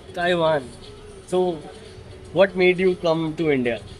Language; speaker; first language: English; non-native, fluent; Hindi